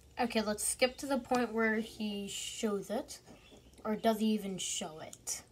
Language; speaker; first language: English; native; English